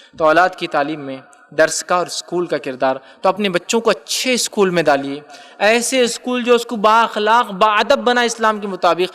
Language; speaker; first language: Urdu; native; Urdu